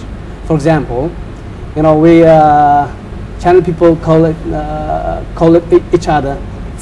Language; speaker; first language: English; non-native, fluent; Chinese